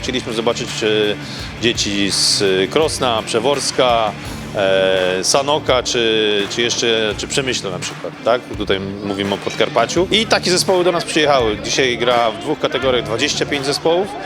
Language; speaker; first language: Polish; native; Polish